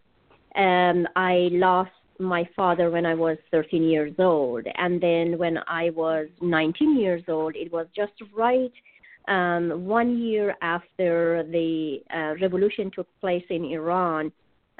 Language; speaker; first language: English; non-native, fluent; Persian